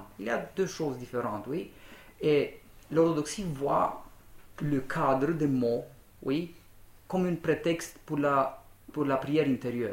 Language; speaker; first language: French; non-native, fluent; Romanian